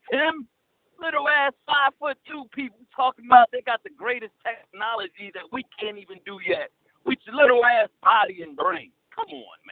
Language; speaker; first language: English; native; English